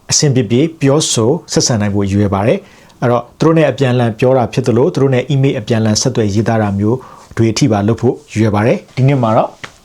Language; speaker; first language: Burmese; non-native, local second language; S'gaw Karen